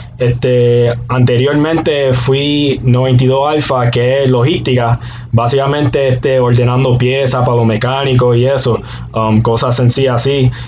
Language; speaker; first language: Spanish; native; Spanish